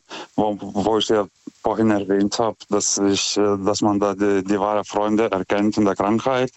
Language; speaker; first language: German; native; German